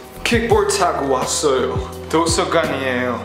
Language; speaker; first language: Korean; early bilingual, heritage; Korean